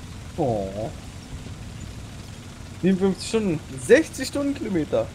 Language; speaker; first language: German; native; German